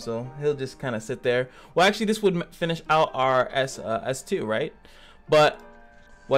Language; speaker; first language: English; native; English